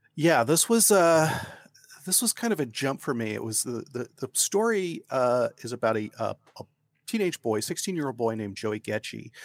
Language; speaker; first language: English; native; English